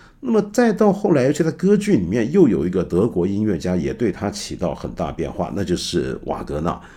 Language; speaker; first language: Chinese; non-native, local second language; Cantonese